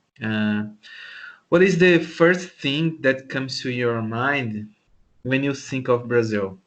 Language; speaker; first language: English; non-native, learner; Portuguese